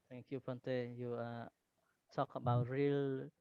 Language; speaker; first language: English; non-native, learner; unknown